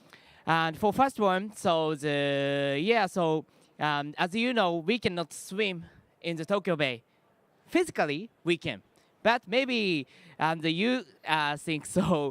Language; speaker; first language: English; non-native, learner; Japanese